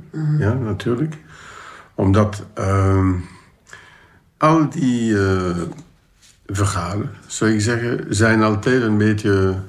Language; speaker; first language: Dutch; non-native, local second language; French